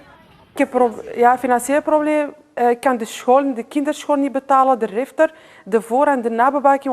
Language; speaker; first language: Dutch; non-native, fluent; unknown